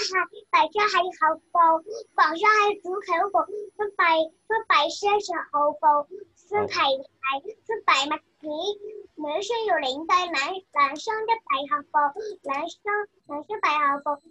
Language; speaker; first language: Chinese; early bilingual, other home language; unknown